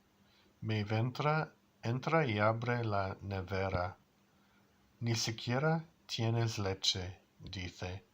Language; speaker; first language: Spanish; non-native, learner; English